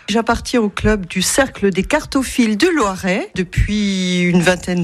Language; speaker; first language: French; native; French